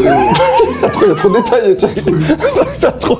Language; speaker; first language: French; native; French